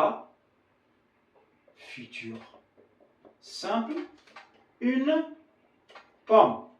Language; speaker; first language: French; non-native, local second language; Arabic